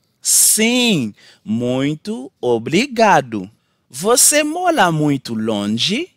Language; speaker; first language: Portuguese; non-native, learner; Haitian Creole